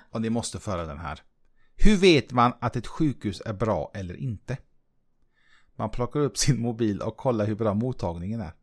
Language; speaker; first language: Swedish; native; Swedish